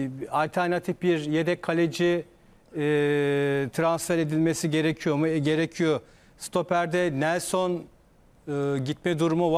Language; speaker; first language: Turkish; native; Turkish